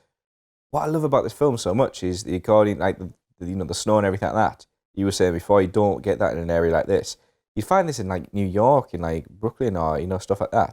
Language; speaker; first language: English; native; English